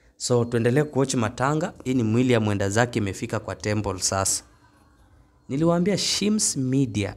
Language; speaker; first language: Swahili; native; Swahili